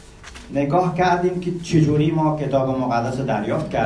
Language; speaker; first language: Persian; early bilingual, heritage; Persian